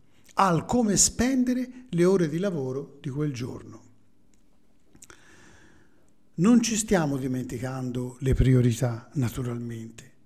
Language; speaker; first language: Italian; native; Italian